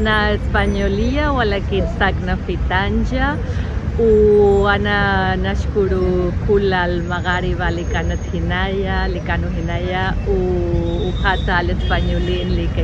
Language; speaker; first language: Arabic; non-native, learner; Spanish